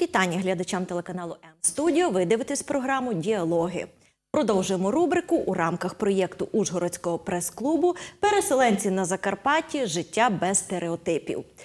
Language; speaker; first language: Ukrainian; native; Ukrainian